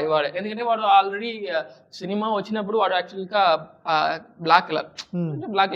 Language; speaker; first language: Telugu; non-native, learner; Tamil